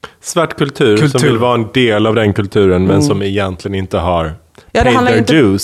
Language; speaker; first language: Swedish; native; Swedish